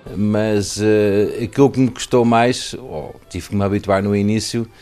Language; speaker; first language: Portuguese; non-native, fluent; Dutch